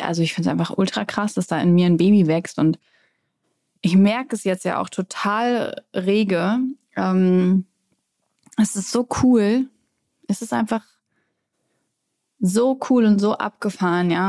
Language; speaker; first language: German; native; German